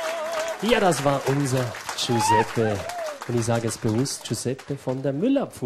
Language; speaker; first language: German; native; German